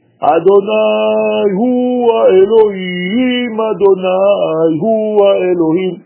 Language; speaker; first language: Hebrew; non-native, fluent; French